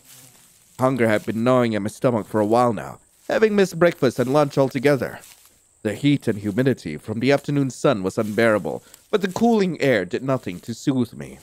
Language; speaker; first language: English; native; English